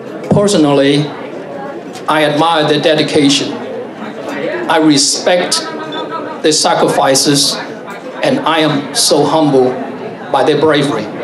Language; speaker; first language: English; non-native, fluent; Vietnamese